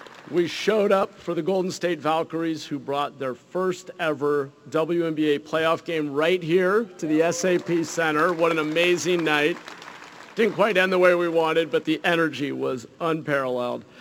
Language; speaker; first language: English; native; English